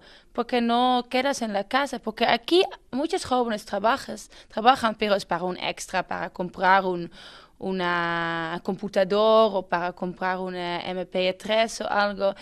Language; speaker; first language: Spanish; non-native, learner; Dutch